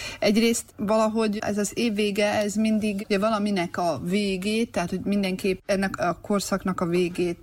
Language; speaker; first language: Hungarian; native; Hungarian